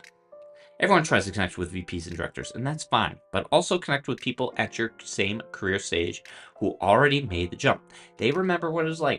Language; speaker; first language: English; native; English